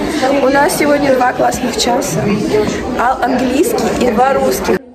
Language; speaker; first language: Russian; native; Russian